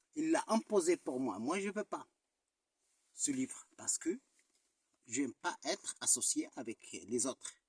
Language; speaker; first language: French; non-native, local second language; Arabic